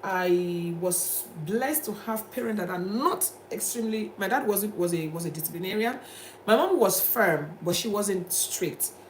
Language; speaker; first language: English; non-native, local second language; Yoruba